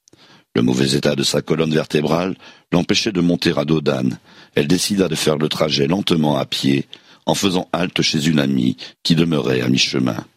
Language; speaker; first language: French; native; French